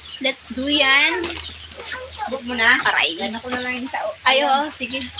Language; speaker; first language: Filipino; non-native, local second language; Bikol